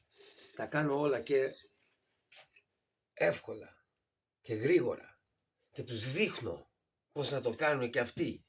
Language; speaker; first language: Greek; early bilingual, heritage; Greek